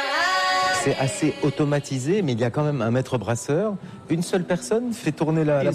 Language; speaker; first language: French; native; French